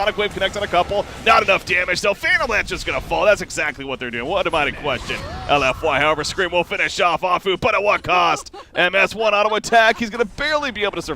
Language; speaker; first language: English; native; English